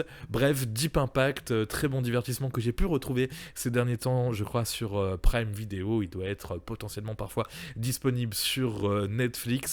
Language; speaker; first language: French; native; French